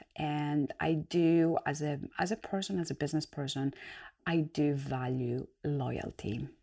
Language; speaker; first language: English; non-native, fluent; Greek